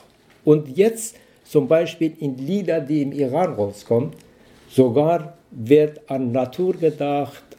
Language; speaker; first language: German; non-native, learner; Persian